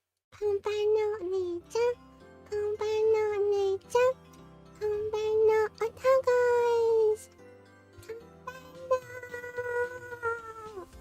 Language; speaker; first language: Japanese; non-native, learner; English